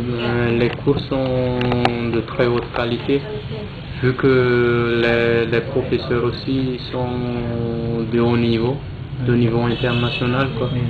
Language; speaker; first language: French; non-native, local second language; Malagasy